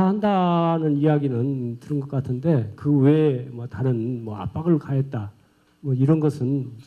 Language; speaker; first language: Korean; native; Korean